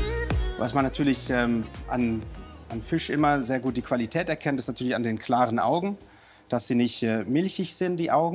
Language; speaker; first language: German; native; German